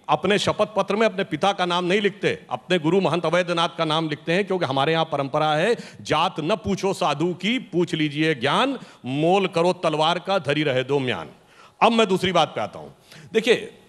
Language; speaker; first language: Hindi; native; Hindi